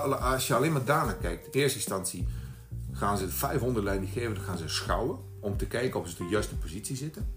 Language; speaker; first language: Dutch; non-native, fluent; Bosnian